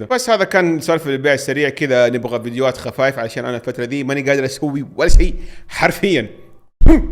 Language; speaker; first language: Arabic; native; Arabic